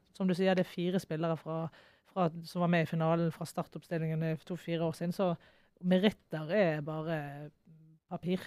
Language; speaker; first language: Norwegian; native; Norwegian